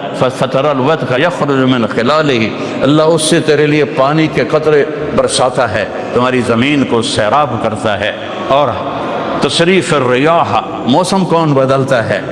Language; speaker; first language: Urdu; non-native, local second language; Punjabi